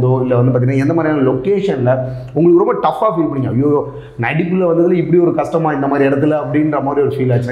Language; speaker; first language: Tamil; native; Tamil